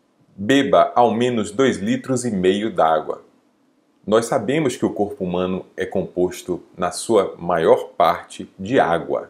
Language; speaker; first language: Portuguese; native; Portuguese